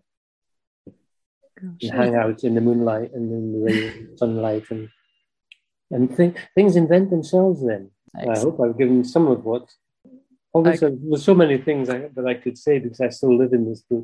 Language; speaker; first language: English; native; English